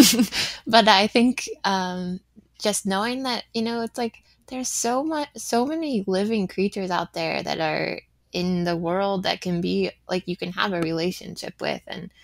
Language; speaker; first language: English; native; English